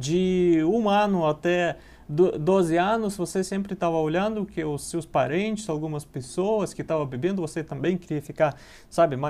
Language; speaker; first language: Portuguese; non-native, learner; Russian